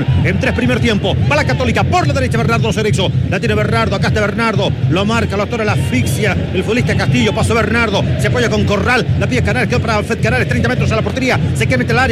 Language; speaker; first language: Spanish; native; Spanish